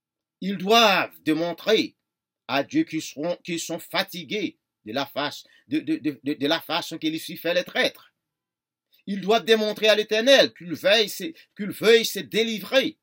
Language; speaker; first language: French; non-native, local second language; Haitian Creole